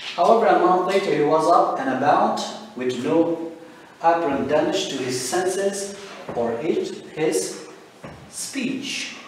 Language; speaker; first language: English; non-native, fluent; Turkish